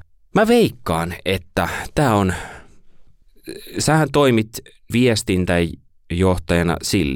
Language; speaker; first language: Finnish; native; Finnish